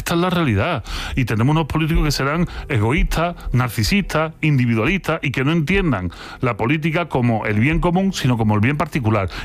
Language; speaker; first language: Spanish; native; Spanish